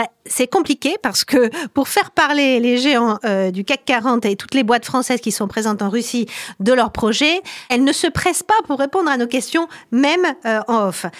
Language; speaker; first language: French; native; French